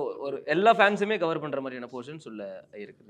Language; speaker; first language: Tamil; native; Tamil